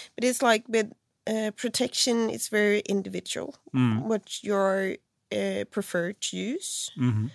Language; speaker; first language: English; non-native, fluent; Swedish